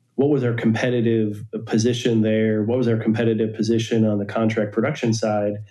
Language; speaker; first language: English; native; English